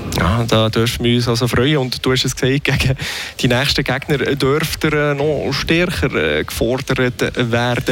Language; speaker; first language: German; native; German